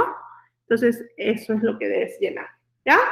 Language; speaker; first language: Spanish; native; Spanish